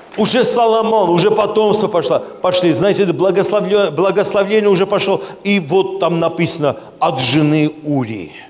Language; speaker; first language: Russian; non-native, local second language; Armenian